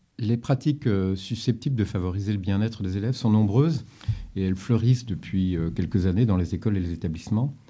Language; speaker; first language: French; native; French